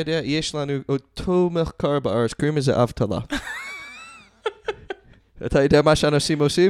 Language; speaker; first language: Hebrew; non-native, fluent; English